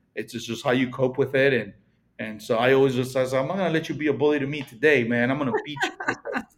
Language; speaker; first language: English; early bilingual, other home language; Spanish